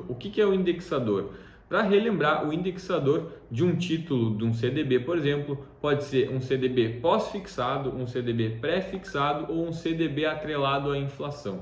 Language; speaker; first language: Portuguese; native; Portuguese